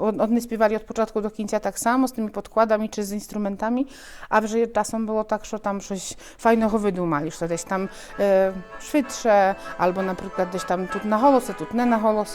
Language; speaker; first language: Polish; non-native, local second language; Ukrainian